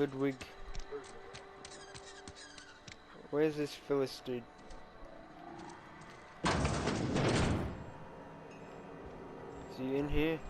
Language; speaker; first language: English; native; English